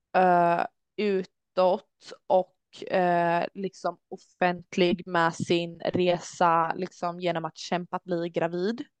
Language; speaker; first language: Swedish; early bilingual, other home language; Albanian